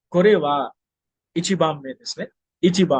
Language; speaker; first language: Japanese; non-native, fluent; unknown